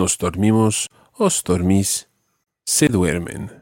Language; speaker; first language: Spanish; non-native, fluent; English